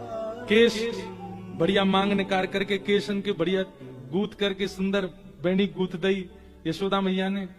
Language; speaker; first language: Hindi; native; Hindi